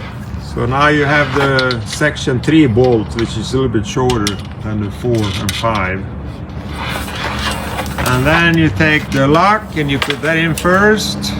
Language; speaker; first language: English; non-native, fluent; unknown